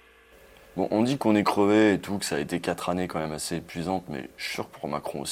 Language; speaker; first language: French; native; French